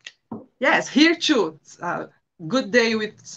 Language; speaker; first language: English; non-native, learner; Portuguese